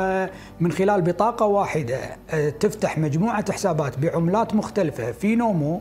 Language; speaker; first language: Arabic; native; Arabic